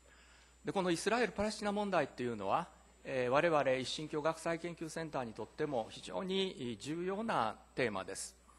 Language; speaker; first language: Japanese; native; Japanese